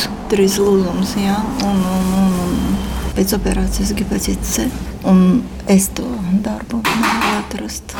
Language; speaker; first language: Latvian; non-native, local second language; Russian